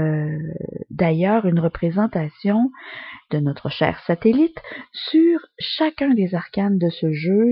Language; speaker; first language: French; native; French